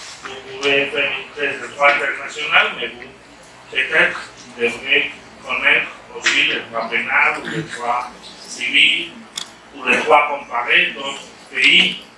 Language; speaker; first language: French; non-native, fluent; Spanish